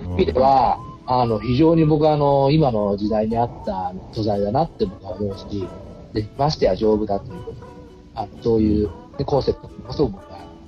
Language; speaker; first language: Japanese; native; Japanese